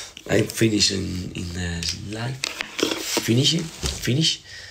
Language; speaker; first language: English; non-native, learner; Spanish